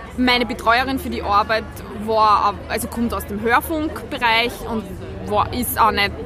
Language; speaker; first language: German; native; German